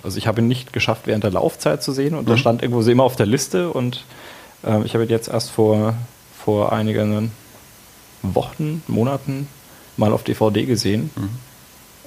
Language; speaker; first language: German; native; German